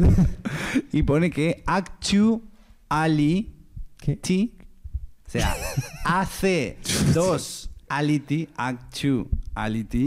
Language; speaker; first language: Spanish; native; Spanish